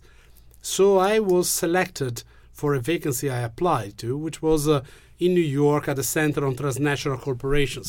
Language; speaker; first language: English; non-native, fluent; Italian